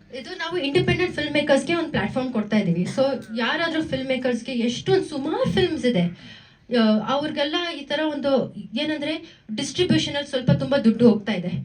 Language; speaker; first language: Kannada; non-native, local second language; Tamil